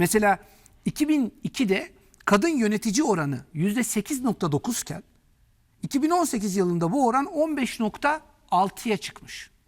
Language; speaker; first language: Turkish; native; Turkish